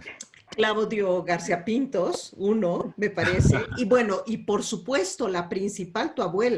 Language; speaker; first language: Spanish; native; Spanish